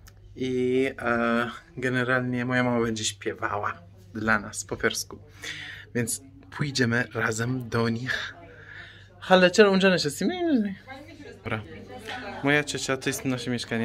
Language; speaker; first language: Polish; non-native, fluent; Persian